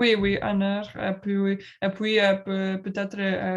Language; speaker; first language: French; non-native, learner; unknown